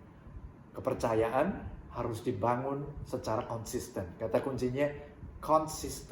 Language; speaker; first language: Indonesian; native; Indonesian